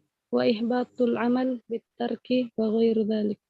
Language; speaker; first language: Arabic; non-native, learner; Indonesian